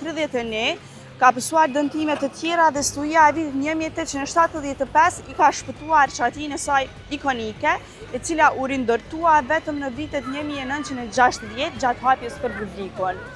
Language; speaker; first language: Albanian; native; Albanian